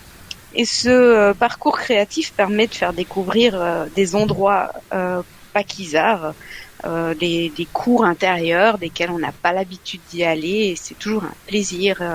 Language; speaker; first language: French; native; French